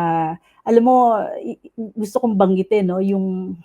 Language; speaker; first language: Filipino; non-native, local second language; Cebuano